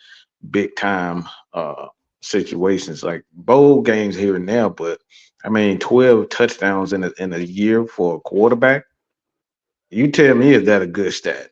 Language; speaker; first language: English; native; English